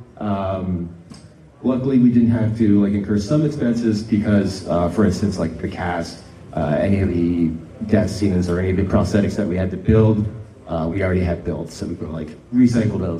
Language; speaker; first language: English; native; English